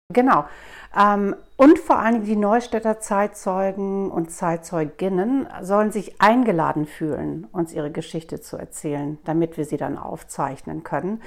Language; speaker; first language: German; native; German